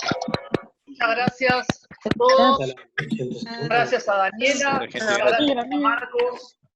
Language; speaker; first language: Spanish; native; Spanish